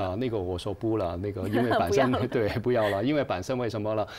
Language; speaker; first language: Chinese; non-native, fluent; Cantonese